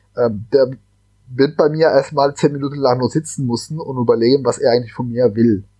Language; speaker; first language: German; non-native, fluent; Spanish